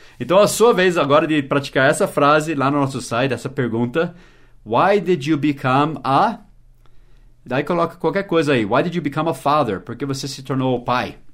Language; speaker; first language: Portuguese; early bilingual, other home language; English